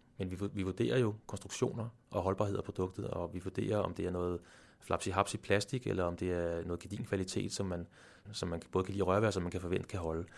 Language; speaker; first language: Danish; native; Danish